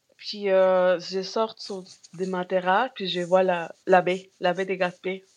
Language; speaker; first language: French; non-native, fluent; Spanish